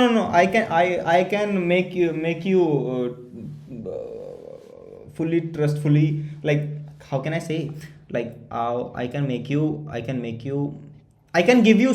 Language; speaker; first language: English; non-native, learner; Hindi